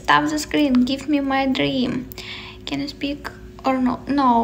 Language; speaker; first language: English; non-native, learner; Ukrainian